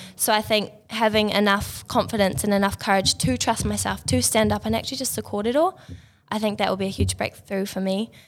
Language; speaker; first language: English; native; English